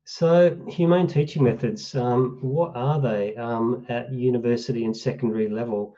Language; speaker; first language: English; native; English